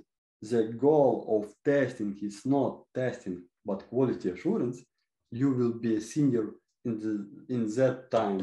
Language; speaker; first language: English; non-native, fluent; Ukrainian